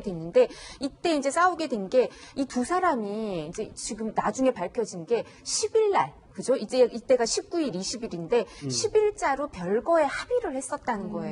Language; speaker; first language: Korean; native; Korean